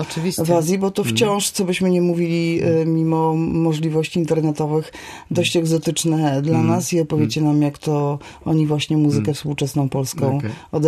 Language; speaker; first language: Polish; native; Polish